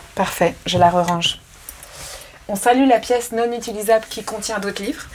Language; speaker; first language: French; native; French